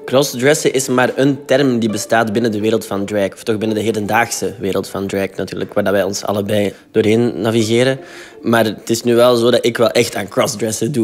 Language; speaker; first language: Dutch; native; Dutch